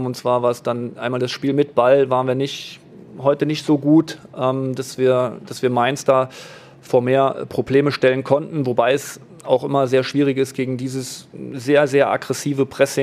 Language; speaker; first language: German; native; German